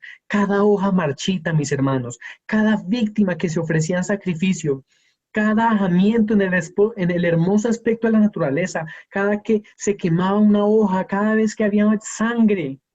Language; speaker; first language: Spanish; native; Spanish